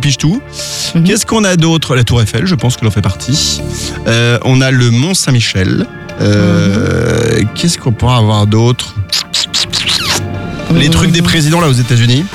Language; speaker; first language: French; native; French